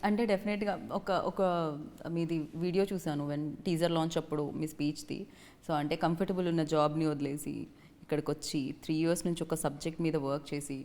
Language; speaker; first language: Telugu; native; Telugu